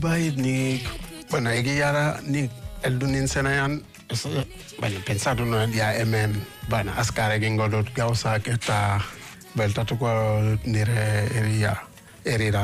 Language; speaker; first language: Basque; non-native, fluent; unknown